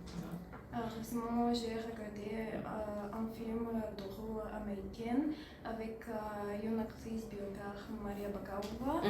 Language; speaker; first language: French; non-native, learner; Bulgarian